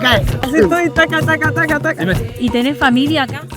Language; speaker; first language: Spanish; native; Spanish